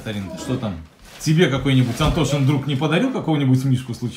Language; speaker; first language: Russian; native; Russian